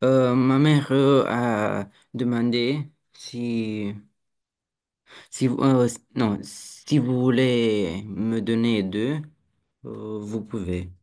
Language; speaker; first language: French; non-native, learner; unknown